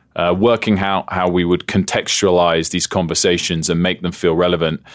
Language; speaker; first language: English; native; English